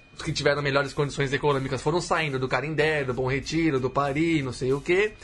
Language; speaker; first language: Portuguese; native; Portuguese